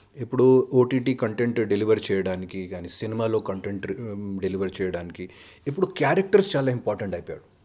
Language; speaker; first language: Telugu; non-native, fluent; Hindi